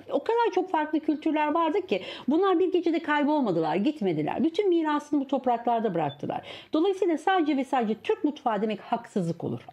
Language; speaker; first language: Turkish; early bilingual, heritage; Turkish